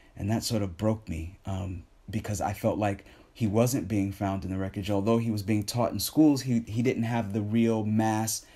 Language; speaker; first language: English; native; English